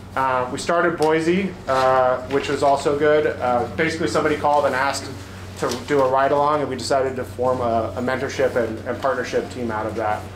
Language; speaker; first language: English; native; English